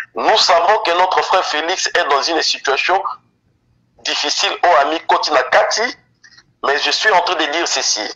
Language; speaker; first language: French; non-native, local second language; Lingala